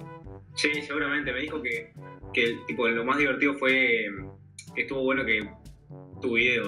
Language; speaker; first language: Spanish; native; Spanish